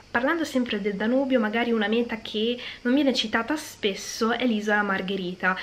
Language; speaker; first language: Italian; native; Italian